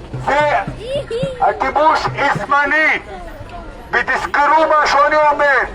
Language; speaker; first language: Hebrew; non-native, local second language; Arabic